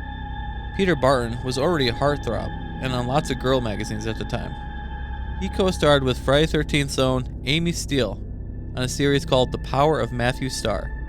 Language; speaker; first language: English; native; English